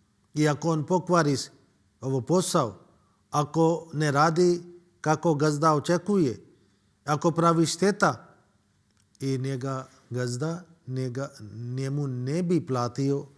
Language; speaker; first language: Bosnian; non-native, learner; Urdu